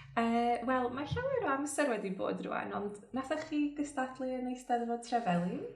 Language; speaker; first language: Welsh; native; Welsh